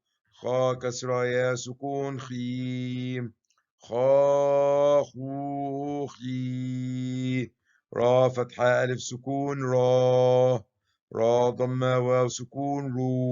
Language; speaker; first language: Arabic; non-native, fluent; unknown